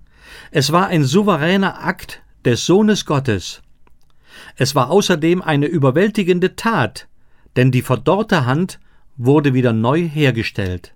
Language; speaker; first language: German; native; German